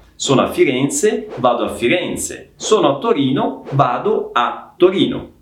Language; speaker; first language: Italian; native; Italian